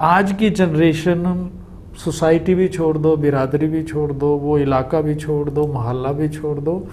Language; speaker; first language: Hindi; native; Hindi